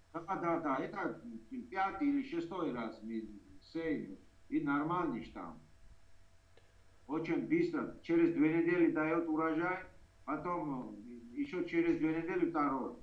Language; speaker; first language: Russian; non-native, fluent; Georgian